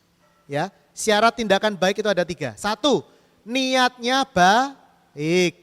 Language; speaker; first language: Indonesian; native; Indonesian